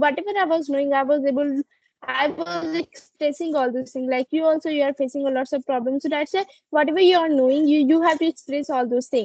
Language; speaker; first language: English; non-native, learner; Hindi